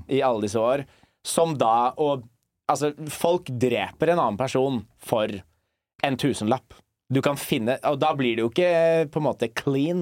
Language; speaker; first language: Norwegian; early bilingual, other home language; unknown